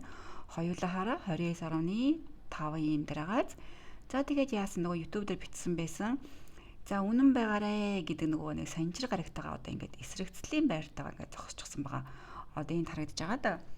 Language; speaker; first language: Mongolian; native; Mongolian